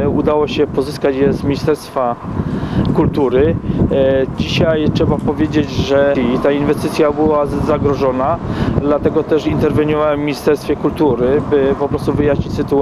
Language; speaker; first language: Polish; native; Polish